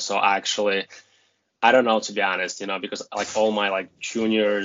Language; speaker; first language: English; non-native, fluent; Russian